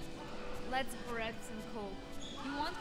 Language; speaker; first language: English; non-native, learner; Uzbek